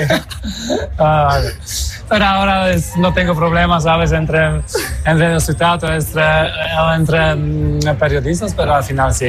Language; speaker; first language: Spanish; non-native, fluent; Polish